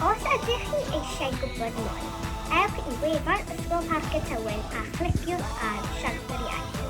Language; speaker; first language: Welsh; non-native, local second language; English